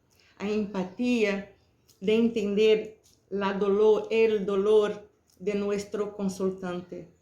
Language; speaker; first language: Spanish; non-native, fluent; Portuguese